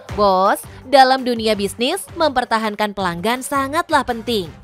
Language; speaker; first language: Indonesian; native; Indonesian